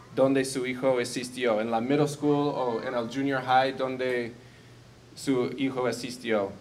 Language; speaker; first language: Spanish; non-native, fluent; English